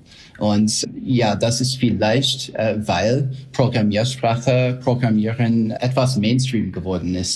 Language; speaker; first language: German; non-native, fluent; English